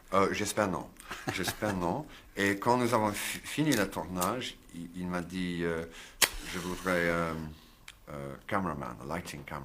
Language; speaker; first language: French; non-native, learner; English